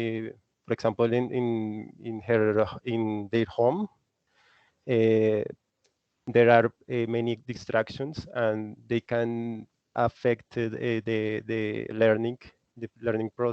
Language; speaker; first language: English; non-native, learner; Spanish